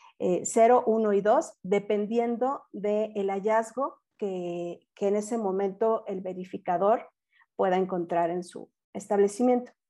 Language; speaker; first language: Spanish; native; Spanish